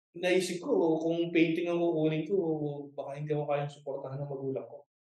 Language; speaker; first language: Filipino; native; Filipino